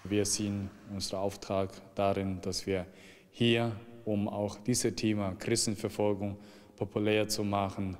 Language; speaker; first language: German; non-native, fluent; Chinese